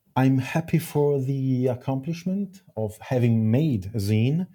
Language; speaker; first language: English; non-native, fluent; Italian